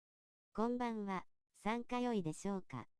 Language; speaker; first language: Japanese; native; Japanese